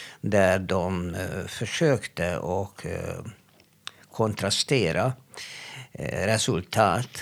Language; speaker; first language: Swedish; non-native, fluent; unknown